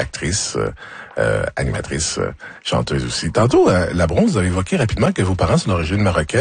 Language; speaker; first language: French; native; French